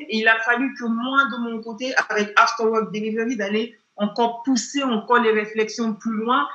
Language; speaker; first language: French; non-native, fluent; Yoruba